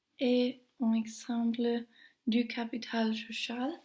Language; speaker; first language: French; non-native, learner; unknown